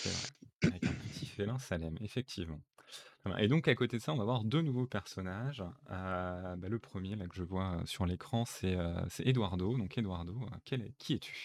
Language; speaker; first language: French; native; French